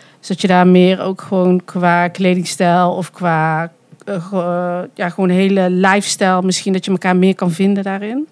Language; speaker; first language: Dutch; native; Dutch